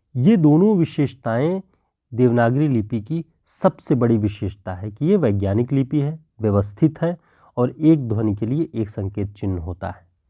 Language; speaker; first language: Hindi; native; Hindi